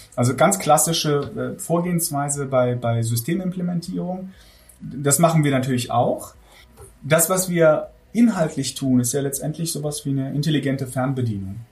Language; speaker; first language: German; early bilingual, other home language; Armenian